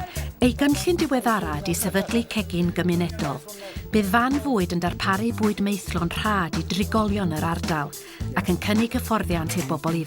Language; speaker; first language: Welsh; native; Welsh